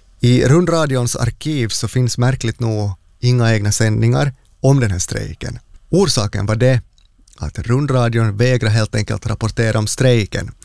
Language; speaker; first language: Swedish; native; Swedish